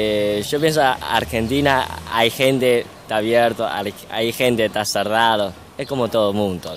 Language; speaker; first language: Spanish; non-native, learner; Chinese